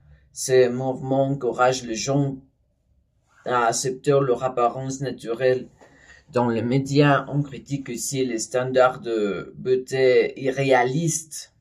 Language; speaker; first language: French; non-native, learner; Spanish